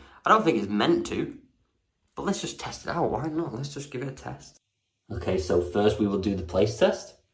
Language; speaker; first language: English; native; English